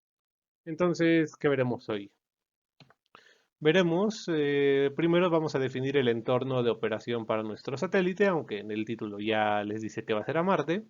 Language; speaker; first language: Spanish; native; Spanish